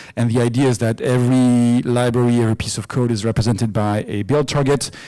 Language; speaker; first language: English; non-native, fluent; French